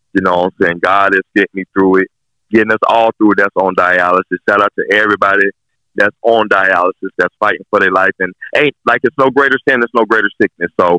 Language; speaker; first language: English; native; English